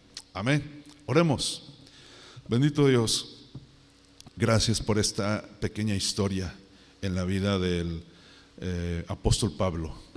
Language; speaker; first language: Spanish; native; Spanish